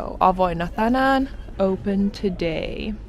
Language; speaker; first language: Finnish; native; Finnish